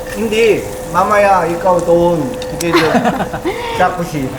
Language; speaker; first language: Filipino; non-native, learner; Korean